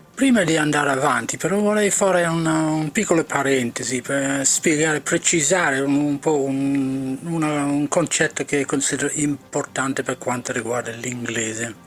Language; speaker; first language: Italian; non-native, fluent; English